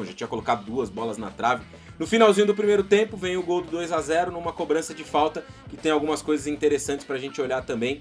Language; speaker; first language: Portuguese; native; Portuguese